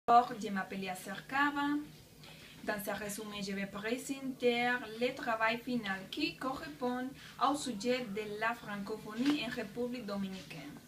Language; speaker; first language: French; non-native, learner; Spanish